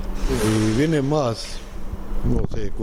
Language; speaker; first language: Spanish; non-native, learner; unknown